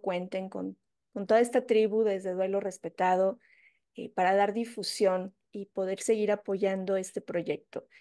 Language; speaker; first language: Spanish; native; Spanish